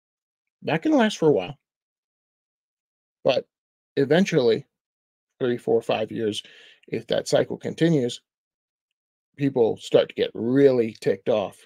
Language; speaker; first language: English; native; English